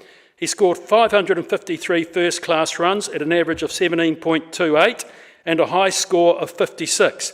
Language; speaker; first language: English; native; English